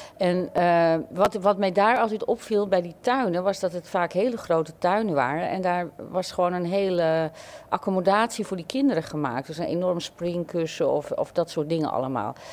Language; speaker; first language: Dutch; native; Dutch